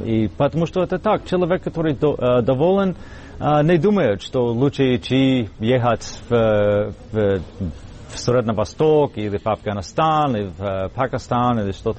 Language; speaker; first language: Russian; non-native, learner; English